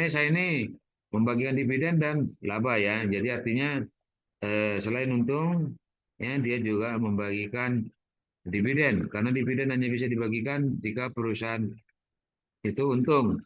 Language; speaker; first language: Indonesian; native; Indonesian